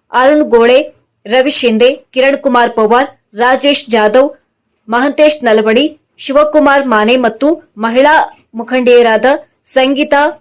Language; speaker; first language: Kannada; native; Kannada